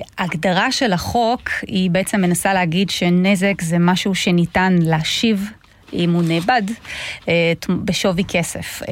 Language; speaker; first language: Hebrew; non-native, fluent; Russian